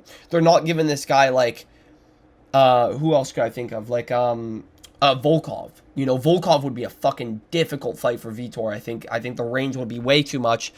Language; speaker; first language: English; native; English